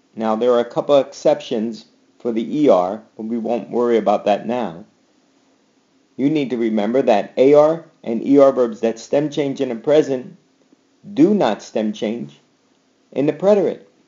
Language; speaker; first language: English; native; English